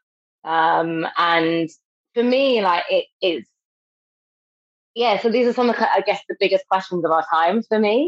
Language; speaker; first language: English; native; English